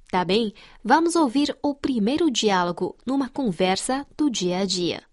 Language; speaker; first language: Portuguese; non-native, fluent; Chinese